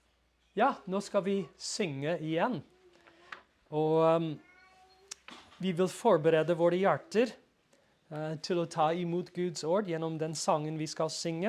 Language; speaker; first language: Norwegian; non-native, fluent; English